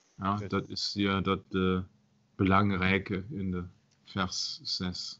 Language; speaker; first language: Dutch; non-native, learner; German